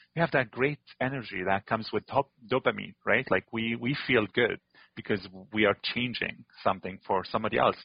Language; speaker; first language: English; non-native, fluent; Arabic